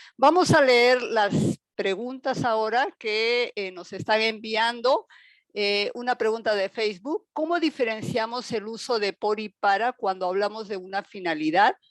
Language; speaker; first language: Spanish; native; Spanish